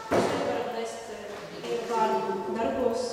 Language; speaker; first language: Latvian; non-native, local second language; Russian